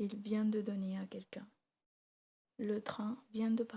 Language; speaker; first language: French; non-native, fluent; Tamil